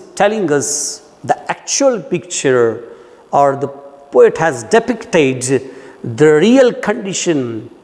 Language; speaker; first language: English; non-native, local second language; Marathi